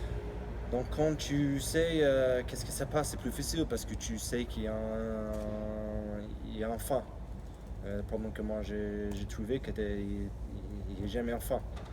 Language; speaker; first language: French; non-native, learner; English